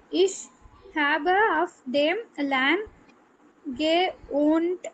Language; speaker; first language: German; non-native, learner; Tamil